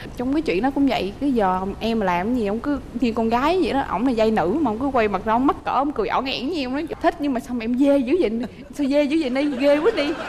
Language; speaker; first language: Vietnamese; native; Vietnamese